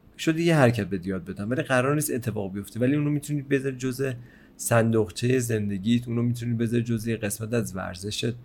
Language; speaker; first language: Persian; native; Persian